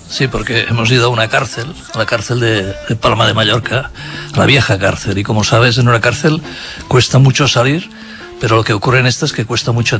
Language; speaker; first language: Spanish; native; Spanish